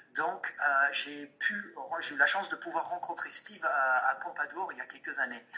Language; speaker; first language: French; non-native, fluent; English